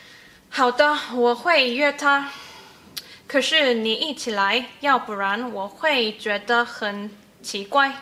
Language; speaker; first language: Chinese; non-native, learner; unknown